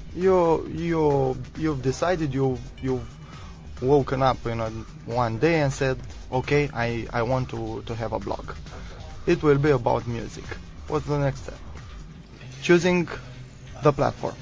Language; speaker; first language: English; non-native, fluent; Romanian